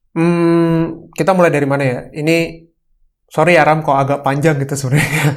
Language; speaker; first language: Indonesian; native; Indonesian